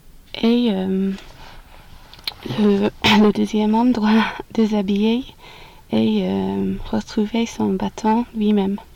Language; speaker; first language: French; non-native, learner; English